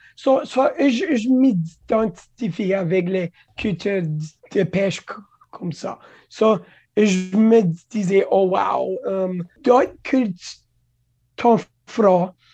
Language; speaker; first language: French; non-native, local second language; English